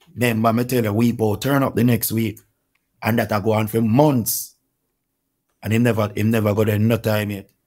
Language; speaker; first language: English; non-native, local second language; Jamaican Creole English